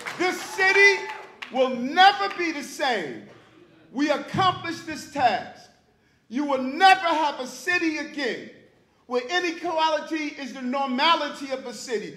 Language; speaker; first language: English; native; English